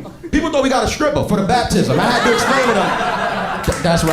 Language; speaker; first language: English; native; English